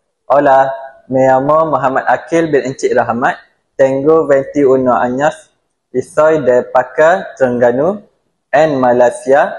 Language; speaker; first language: Spanish; non-native, learner; Malay